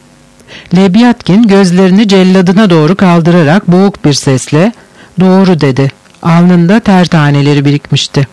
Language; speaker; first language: Turkish; native; Turkish